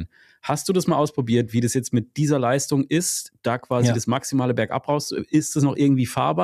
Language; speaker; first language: German; native; German